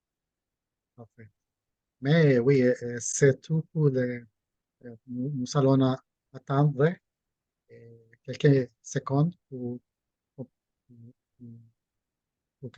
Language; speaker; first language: French; non-native, fluent; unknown